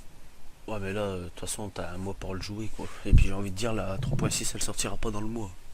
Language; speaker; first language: French; native; French